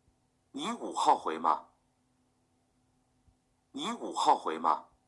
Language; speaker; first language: Chinese; non-native, learner; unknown